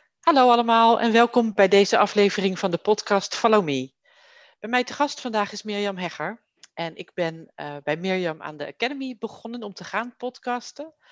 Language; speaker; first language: Dutch; native; Dutch